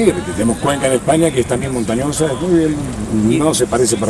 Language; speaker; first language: Spanish; native; Spanish